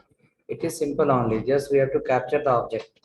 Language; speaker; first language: English; non-native, local second language; Telugu